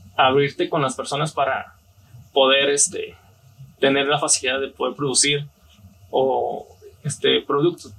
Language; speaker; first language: Spanish; native; Spanish